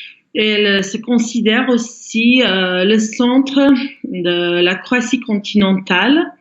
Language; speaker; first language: French; non-native, fluent; Croatian